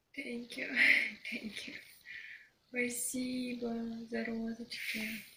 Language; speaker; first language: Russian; native; Russian